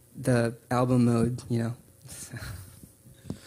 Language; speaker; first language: English; native; English